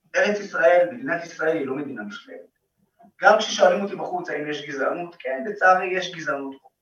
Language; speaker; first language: Hebrew; non-native, local second language; Arabic